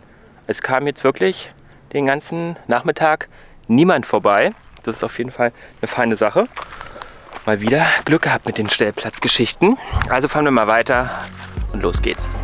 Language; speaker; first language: German; native; German